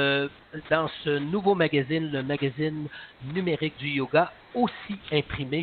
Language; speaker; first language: French; native; French